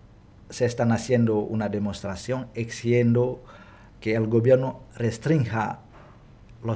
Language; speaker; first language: Spanish; non-native, fluent; Indonesian